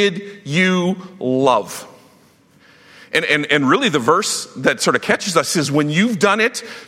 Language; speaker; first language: English; native; English